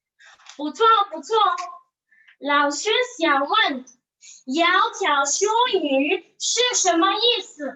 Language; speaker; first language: Chinese; non-native, learner; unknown